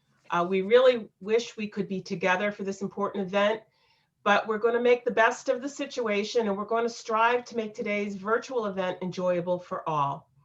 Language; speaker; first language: English; native; English